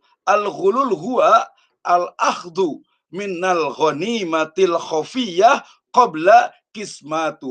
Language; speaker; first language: Arabic; non-native, fluent; Indonesian